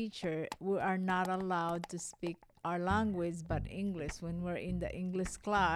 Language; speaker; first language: English; non-native, local second language; Hiligaynon